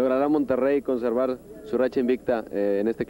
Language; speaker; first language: Spanish; native; Spanish